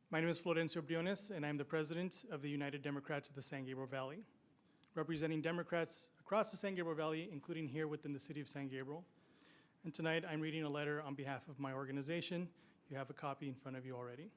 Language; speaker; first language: English; native; English